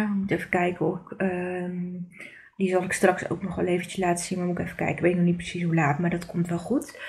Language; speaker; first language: Dutch; native; Dutch